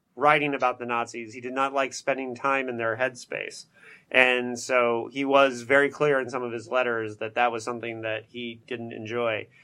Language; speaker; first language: English; native; English